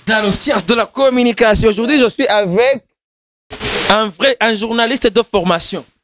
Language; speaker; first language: French; non-native, local second language; Rundi